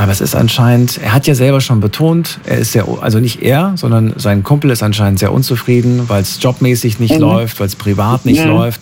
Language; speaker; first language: German; native; German